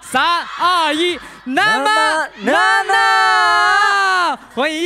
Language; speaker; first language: Chinese; native; Chinese